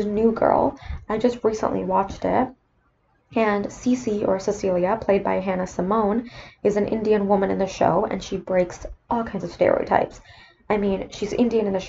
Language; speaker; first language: English; non-native, local second language; Sinhala